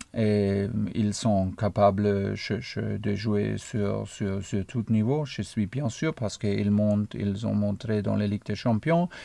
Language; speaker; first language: French; non-native, fluent; German